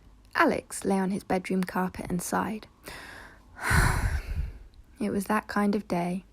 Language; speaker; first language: English; native; English